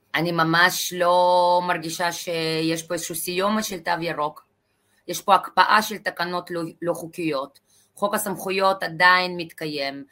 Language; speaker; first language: Hebrew; non-native, fluent; Russian